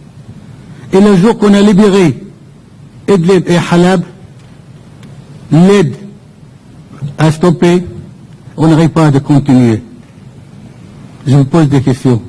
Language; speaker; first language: French; non-native, fluent; Persian